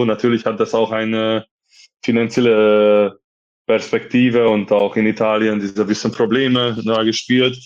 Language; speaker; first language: German; non-native, fluent; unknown